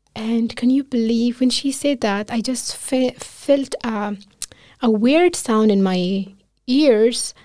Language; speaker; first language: English; non-native, fluent; Pashto